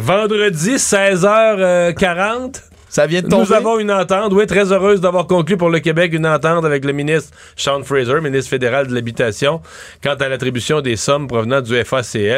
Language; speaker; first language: French; native; French